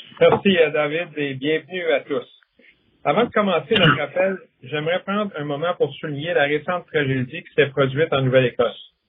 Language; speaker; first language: French; native; French